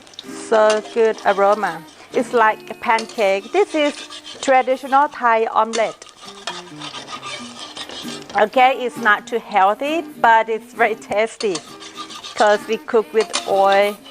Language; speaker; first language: English; non-native, fluent; Thai